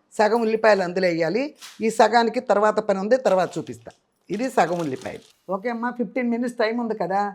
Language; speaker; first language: Telugu; native; Telugu